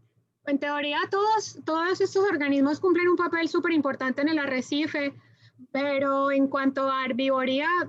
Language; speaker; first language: Spanish; native; Spanish